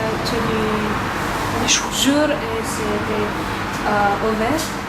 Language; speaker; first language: French; non-native, learner; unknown